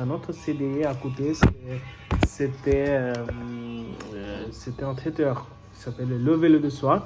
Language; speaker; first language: French; non-native, learner; Bangla